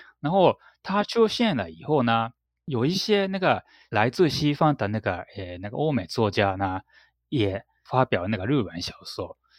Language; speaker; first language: Chinese; non-native, fluent; Japanese